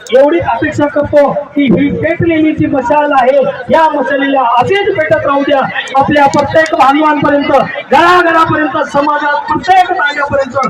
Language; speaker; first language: Marathi; non-native, local second language; Lambadi